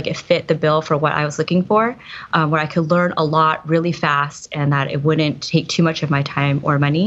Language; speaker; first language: English; native; English